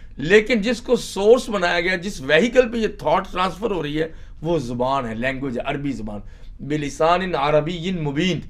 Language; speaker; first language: Urdu; native; Urdu